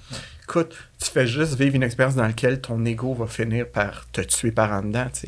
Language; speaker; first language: French; native; French